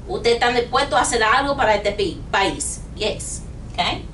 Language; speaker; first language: Spanish; non-native, learner; English